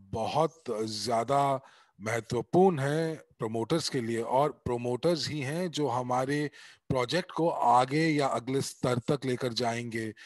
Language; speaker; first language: Hindi; native; Hindi